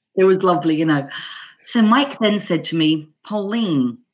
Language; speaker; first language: English; native; English